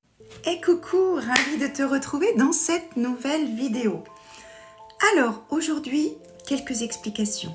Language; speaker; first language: French; native; French